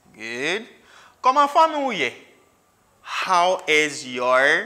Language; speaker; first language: English; non-native, fluent; Haitian Creole